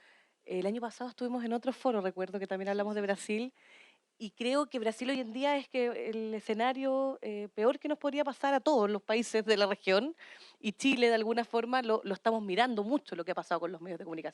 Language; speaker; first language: Spanish; native; Spanish